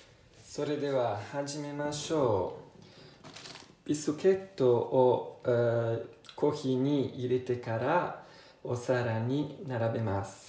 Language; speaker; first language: Japanese; non-native, learner; Italian